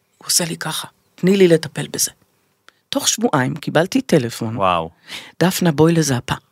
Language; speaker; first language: Hebrew; native; Hebrew